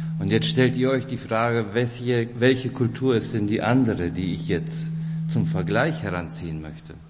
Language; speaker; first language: German; early bilingual, other home language; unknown